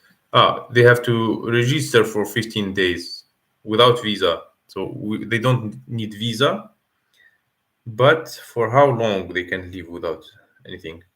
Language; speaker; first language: English; non-native, fluent; Arabic